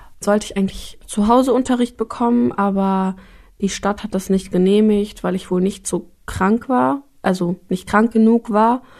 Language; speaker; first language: German; native; German